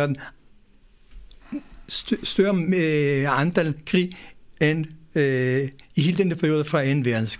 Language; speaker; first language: Danish; non-native, fluent; Hebrew